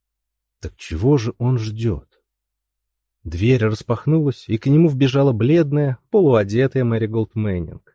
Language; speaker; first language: Russian; native; Russian